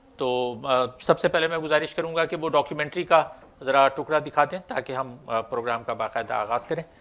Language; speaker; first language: Urdu; native; Urdu